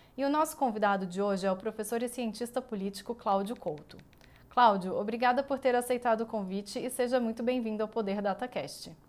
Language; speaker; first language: Portuguese; native; Portuguese